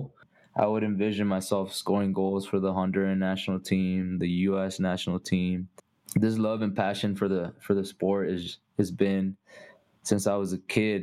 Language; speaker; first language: English; native; English